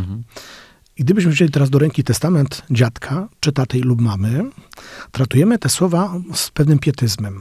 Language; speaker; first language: Polish; native; Polish